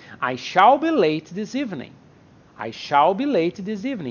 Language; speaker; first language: English; non-native, fluent; Portuguese